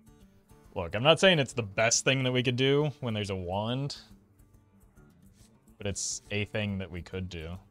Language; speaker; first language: English; native; English